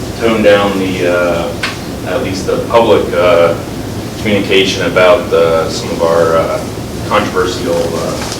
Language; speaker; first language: English; native; English